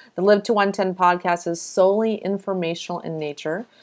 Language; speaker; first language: English; native; English